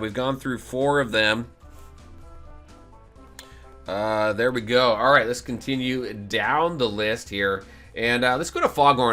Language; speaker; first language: English; native; English